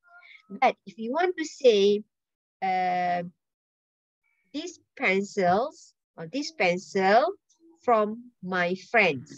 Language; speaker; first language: English; non-native, local second language; Malay